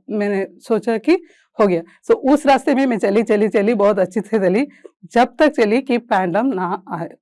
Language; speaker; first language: Hindi; non-native, local second language; Kannada